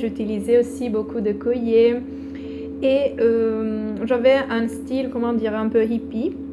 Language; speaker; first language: French; non-native, fluent; Italian